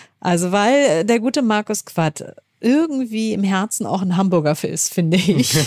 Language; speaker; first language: German; native; German